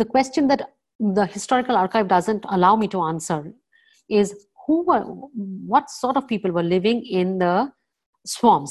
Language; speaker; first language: English; non-native, local second language; Bangla